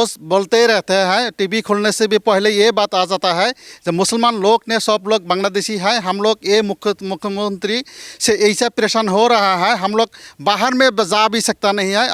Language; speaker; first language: Hindi; non-native, local second language; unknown